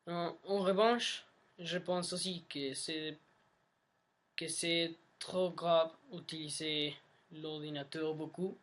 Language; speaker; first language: French; non-native, learner; Spanish